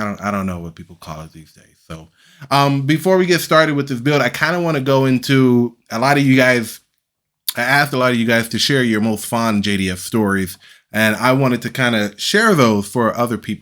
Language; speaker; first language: English; native; English